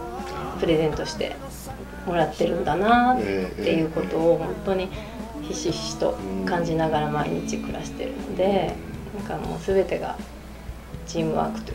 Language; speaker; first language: Japanese; native; Japanese